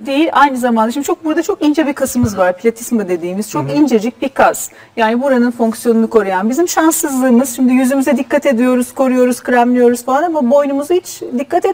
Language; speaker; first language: Turkish; native; Turkish